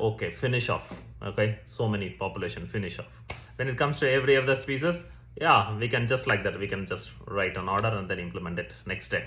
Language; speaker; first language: English; non-native, local second language; Tamil